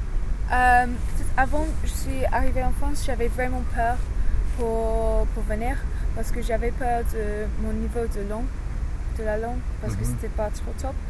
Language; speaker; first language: French; non-native, learner; English